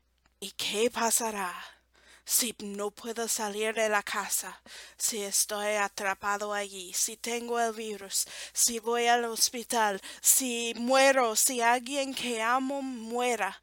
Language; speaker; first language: Spanish; non-native, fluent; English